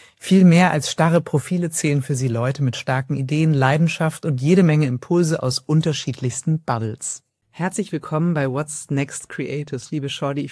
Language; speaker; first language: German; native; German